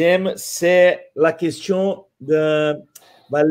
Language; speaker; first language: French; non-native, fluent; Portuguese